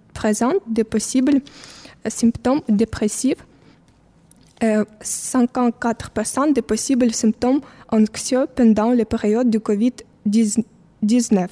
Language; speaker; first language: French; non-native, fluent; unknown